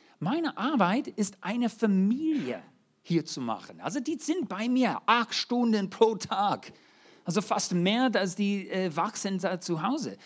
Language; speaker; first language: German; non-native, fluent; English